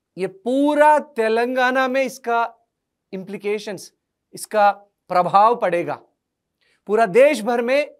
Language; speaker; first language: Hindi; non-native, local second language; Telugu